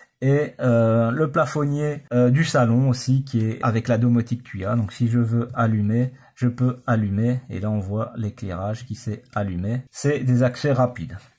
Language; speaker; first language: French; native; French